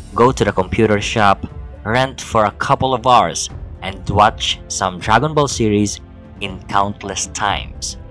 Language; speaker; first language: English; non-native, local second language; Filipino